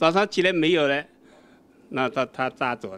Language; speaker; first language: Chinese; non-native, local second language; Wu Chinese